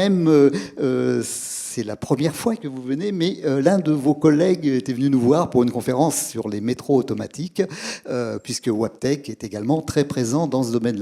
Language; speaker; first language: French; native; French